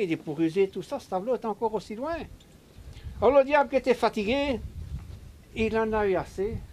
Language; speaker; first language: French; native; French